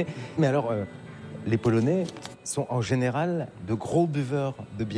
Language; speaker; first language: French; native; French